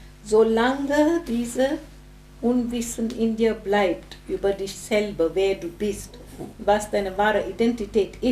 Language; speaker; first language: German; non-native, fluent; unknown